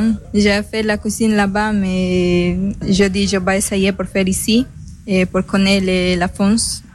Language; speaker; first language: French; non-native, learner; Spanish